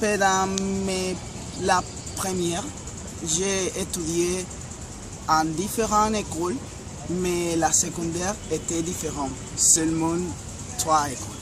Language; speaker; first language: French; non-native, learner; Spanish